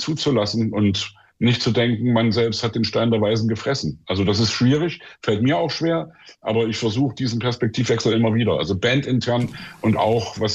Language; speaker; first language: German; native; German